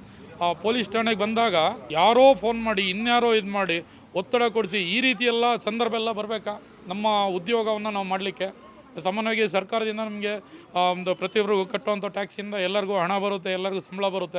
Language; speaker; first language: Kannada; native; Kannada